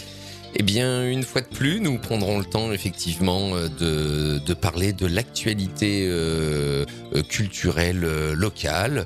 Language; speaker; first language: French; native; French